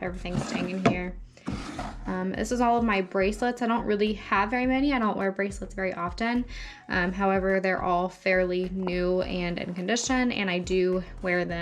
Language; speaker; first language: English; native; English